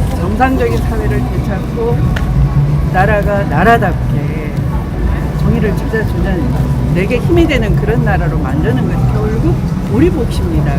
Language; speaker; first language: Korean; native; Korean